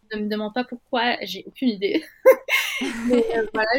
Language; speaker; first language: French; non-native, fluent; Turkish